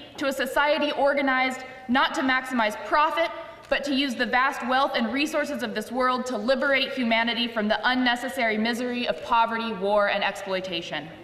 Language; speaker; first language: English; native; English